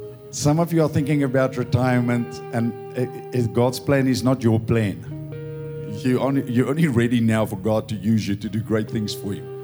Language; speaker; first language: English; non-native, local second language; Afrikaans